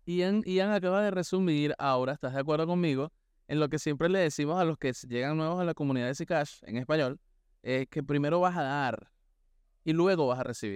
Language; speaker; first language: Spanish; native; Spanish